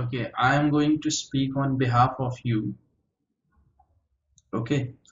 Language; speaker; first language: English; non-native, local second language; Hindi